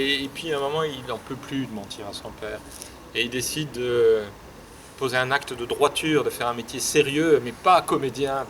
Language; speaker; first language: French; native; French